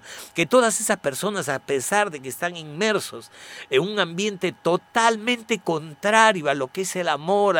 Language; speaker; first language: Spanish; native; Spanish